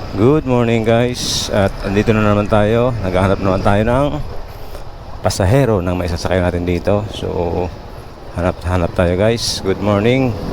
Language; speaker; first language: Filipino; non-native, local second language; Bikol